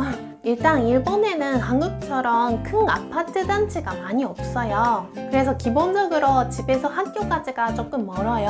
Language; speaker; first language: Korean; non-native, fluent; Japanese